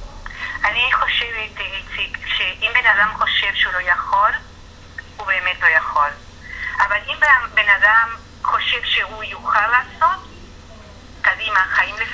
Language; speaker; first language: Hebrew; non-native, fluent; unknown